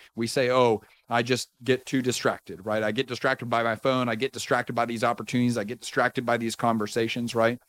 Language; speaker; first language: English; native; English